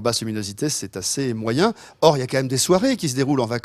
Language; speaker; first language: French; native; French